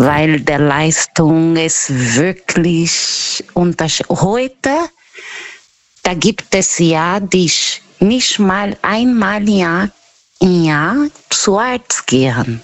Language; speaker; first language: German; non-native, fluent; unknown